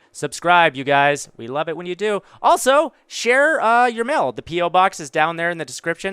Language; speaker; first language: English; native; English